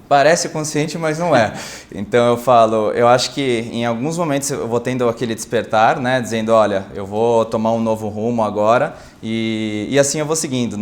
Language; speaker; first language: Portuguese; native; Portuguese